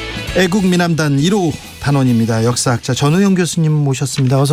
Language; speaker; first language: Korean; native; Korean